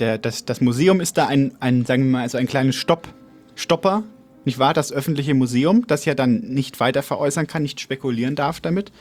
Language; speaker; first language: German; native; German